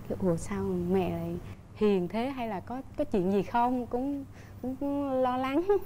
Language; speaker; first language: Vietnamese; native; Vietnamese